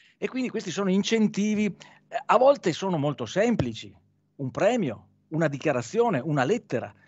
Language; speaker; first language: Italian; native; Italian